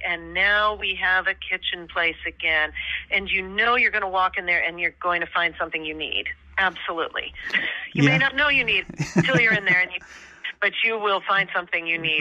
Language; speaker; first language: English; native; English